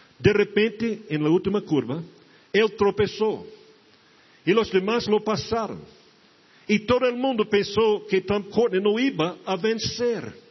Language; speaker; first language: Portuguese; non-native, fluent; English